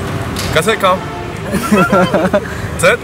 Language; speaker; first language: Vietnamese; early bilingual, heritage; English